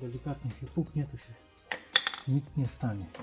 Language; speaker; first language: Polish; native; Polish